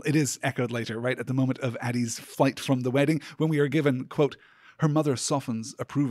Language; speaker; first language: English; native; English